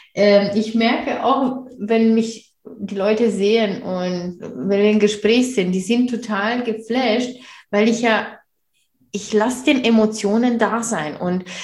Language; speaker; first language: German; non-native, fluent; Romanian